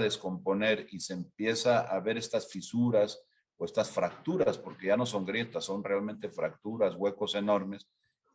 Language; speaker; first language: Spanish; native; Spanish